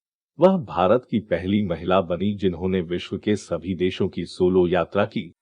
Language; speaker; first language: Hindi; native; Hindi